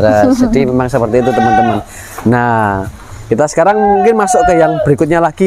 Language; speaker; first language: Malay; non-native, local second language; Javanese